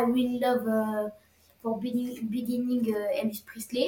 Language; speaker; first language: English; non-native, learner; French